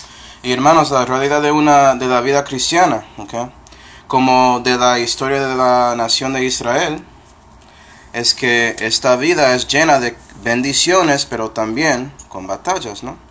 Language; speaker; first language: Spanish; non-native, fluent; English